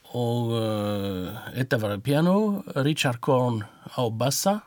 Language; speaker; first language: Icelandic; non-native, fluent; French